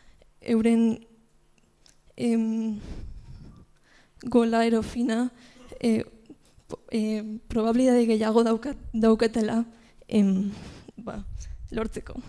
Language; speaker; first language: Basque; non-native, local second language; Spanish